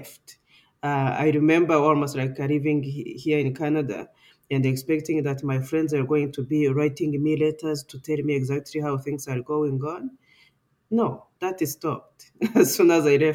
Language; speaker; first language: English; non-native, local second language; Kinyarwanda